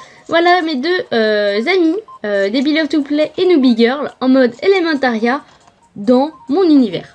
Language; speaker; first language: French; native; French